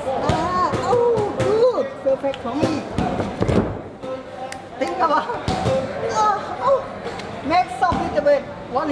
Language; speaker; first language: English; non-native, learner; Thai